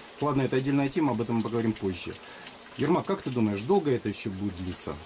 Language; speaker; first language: Russian; native; Russian